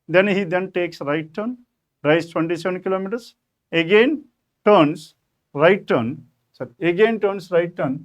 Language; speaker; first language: English; non-native, local second language; Telugu